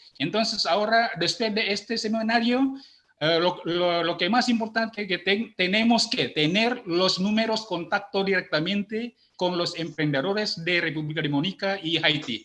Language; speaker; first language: Spanish; non-native, learner; Indonesian